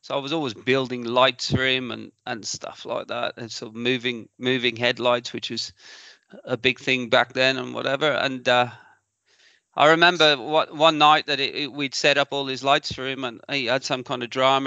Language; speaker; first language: English; native; English